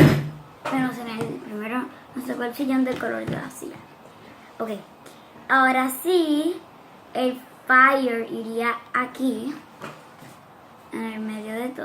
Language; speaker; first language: Spanish; early bilingual, heritage; Spanish